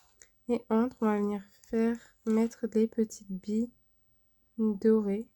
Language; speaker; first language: French; native; French